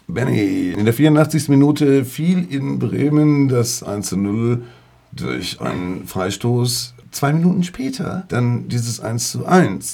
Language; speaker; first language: German; native; German